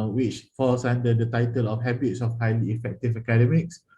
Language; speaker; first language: English; non-native, local second language; Malay